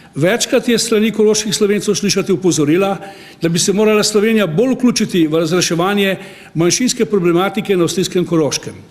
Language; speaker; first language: Slovenian; native; Slovenian